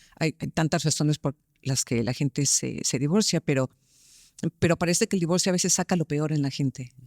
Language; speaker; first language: Spanish; early bilingual, heritage; Spanish